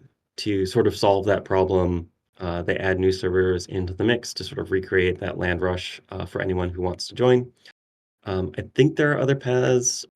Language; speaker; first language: English; native; English